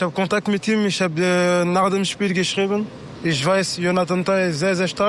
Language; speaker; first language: German; non-native, fluent; French